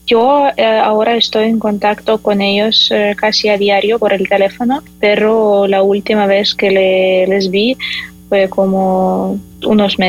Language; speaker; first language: Spanish; non-native, fluent; Ukrainian